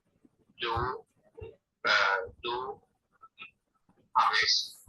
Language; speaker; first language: German; non-native, learner; Bangla